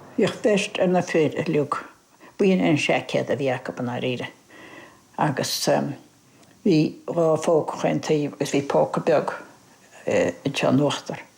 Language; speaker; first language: Irish; native; Irish